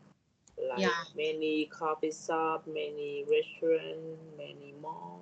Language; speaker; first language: English; non-native, learner; Thai